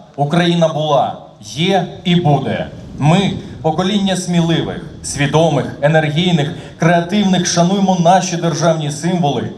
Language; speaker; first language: Ukrainian; native; Ukrainian